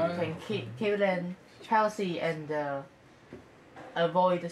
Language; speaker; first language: English; non-native, learner; Chinese